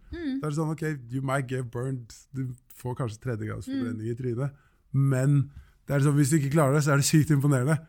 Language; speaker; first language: Norwegian; native; Norwegian